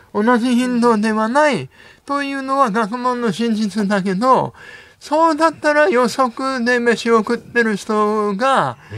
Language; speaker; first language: Japanese; non-native, fluent; English